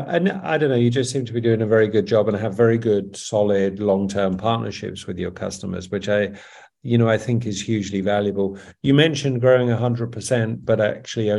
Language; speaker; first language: English; native; English